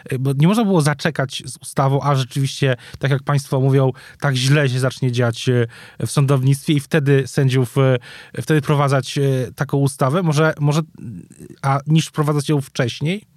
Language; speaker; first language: Polish; native; Polish